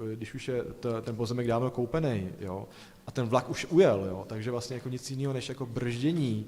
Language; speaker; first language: Czech; native; Czech